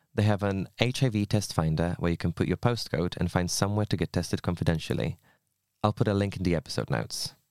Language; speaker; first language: English; non-native, fluent; Polish